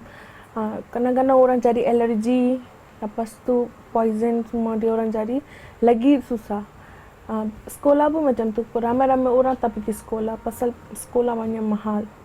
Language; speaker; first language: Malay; non-native, fluent; Rohingya